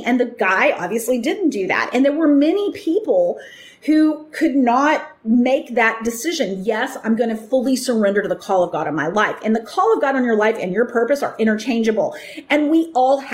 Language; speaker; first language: English; native; English